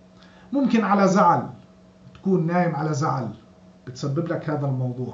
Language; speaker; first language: Arabic; native; Arabic